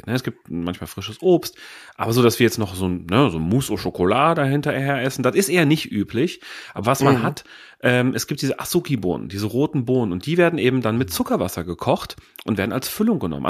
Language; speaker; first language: German; native; German